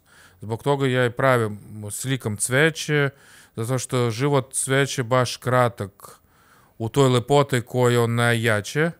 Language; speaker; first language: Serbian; non-native, learner; Russian